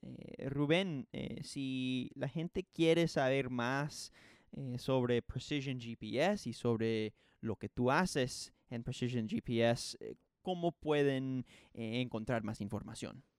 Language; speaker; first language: Spanish; non-native, fluent; English